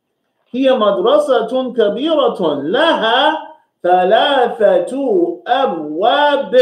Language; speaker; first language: Arabic; non-native, fluent; English